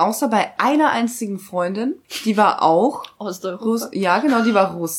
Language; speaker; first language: German; early bilingual, other home language; Russian